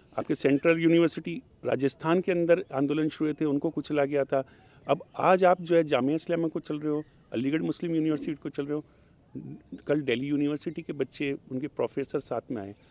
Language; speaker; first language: Hindi; native; Hindi